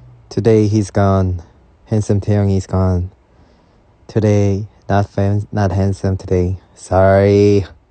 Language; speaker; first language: English; non-native, learner; Korean